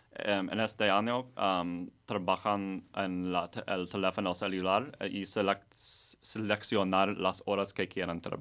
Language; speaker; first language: Spanish; non-native, learner; English